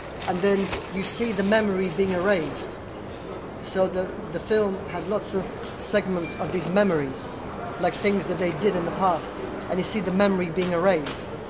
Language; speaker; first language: English; early bilingual, other home language; Russian